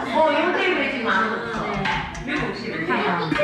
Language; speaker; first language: Korean; native; Korean